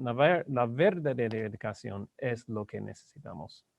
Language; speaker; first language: Spanish; non-native, learner; English